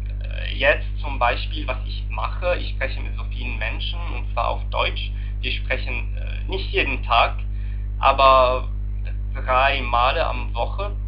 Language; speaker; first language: German; non-native, learner; Arabic